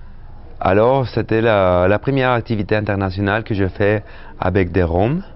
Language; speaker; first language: French; non-native, fluent; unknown